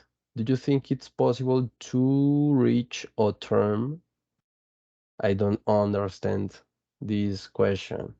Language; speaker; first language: English; non-native, fluent; Spanish